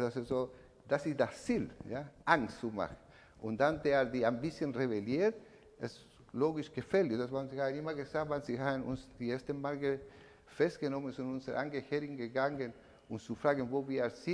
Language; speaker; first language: German; non-native, learner; Spanish